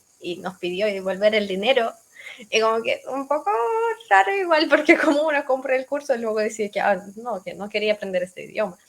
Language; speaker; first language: Spanish; non-native, fluent; Russian